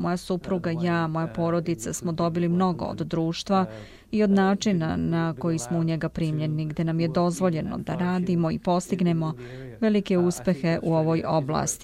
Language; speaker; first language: Serbian; native; Serbian